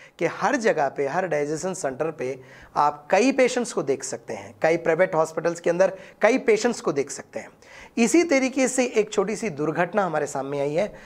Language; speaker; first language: Hindi; non-native, local second language; Urdu